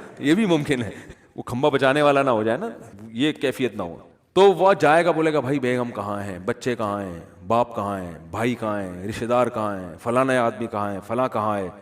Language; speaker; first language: Urdu; native; Urdu